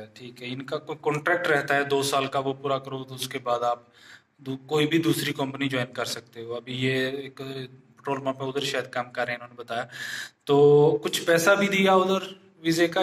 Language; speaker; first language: Hindi; native; Hindi